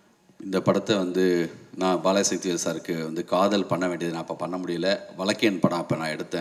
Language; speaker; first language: Tamil; native; Tamil